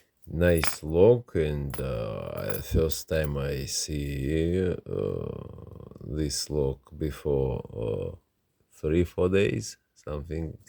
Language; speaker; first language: English; non-native, learner; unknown